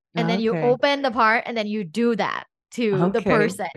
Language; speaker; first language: English; non-native, fluent; Thai